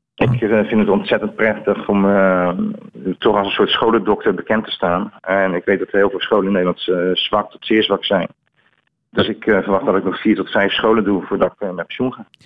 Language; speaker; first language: Dutch; native; Dutch